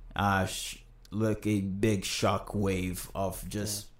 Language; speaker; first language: English; early bilingual, other home language; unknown